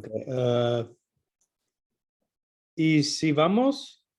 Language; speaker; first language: Spanish; non-native, learner; English